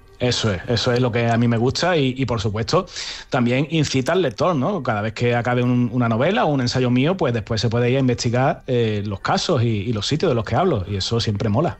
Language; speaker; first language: Spanish; native; Spanish